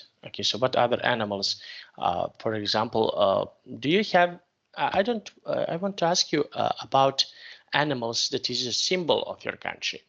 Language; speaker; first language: English; non-native, fluent; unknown